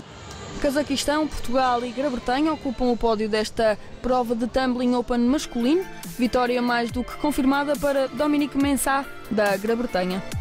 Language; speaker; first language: Portuguese; native; Portuguese